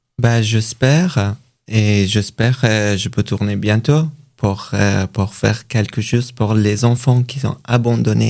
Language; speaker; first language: French; non-native, learner; Persian